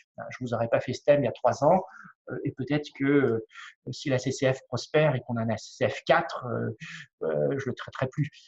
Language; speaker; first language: French; native; French